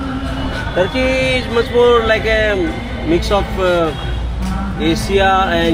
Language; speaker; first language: English; non-native, local second language; Hindi